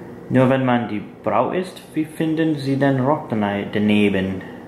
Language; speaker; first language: German; non-native, learner; English